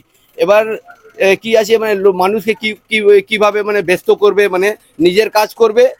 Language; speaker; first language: Bangla; non-native, local second language; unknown